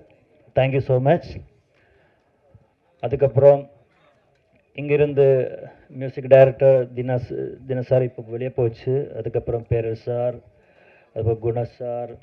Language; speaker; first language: Tamil; non-native, learner; Malayalam